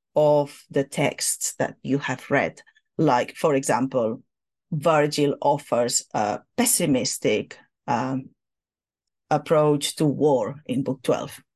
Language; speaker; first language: English; non-native, fluent; Catalan